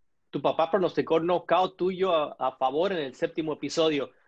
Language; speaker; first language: Spanish; native; Spanish